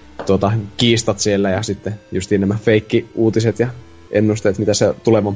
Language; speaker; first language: Finnish; native; Finnish